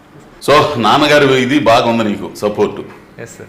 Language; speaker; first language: Telugu; native; Telugu